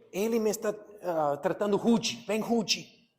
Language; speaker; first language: Portuguese; non-native, fluent; English